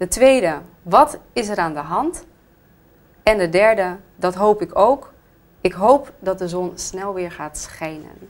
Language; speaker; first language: Dutch; native; Dutch